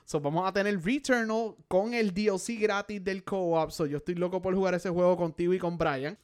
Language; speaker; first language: Spanish; native; Spanish